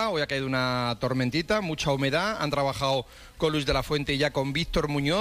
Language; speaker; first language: Spanish; native; Spanish